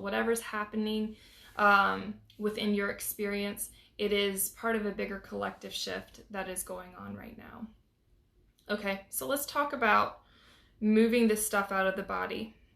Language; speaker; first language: English; native; English